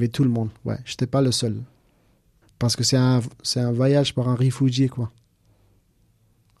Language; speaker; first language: French; non-native, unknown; Persian